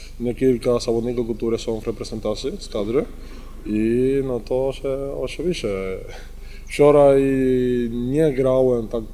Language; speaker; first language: Polish; non-native, learner; Spanish